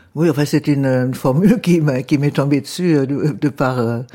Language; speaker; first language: French; non-native, fluent; German